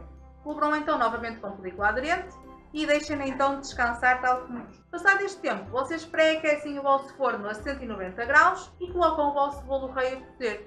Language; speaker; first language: Portuguese; native; Portuguese